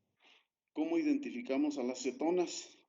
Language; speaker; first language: Spanish; native; Spanish